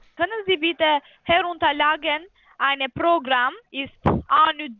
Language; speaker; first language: German; non-native, learner; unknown